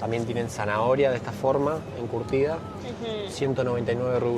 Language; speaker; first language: Spanish; native; Spanish